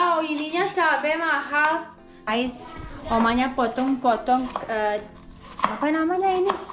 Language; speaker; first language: Indonesian; non-native, learner; Serbian